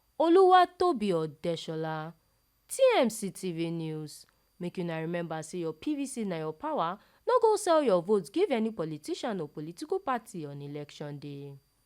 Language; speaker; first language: Nigerian Pidgin; non-native, local second language; Yoruba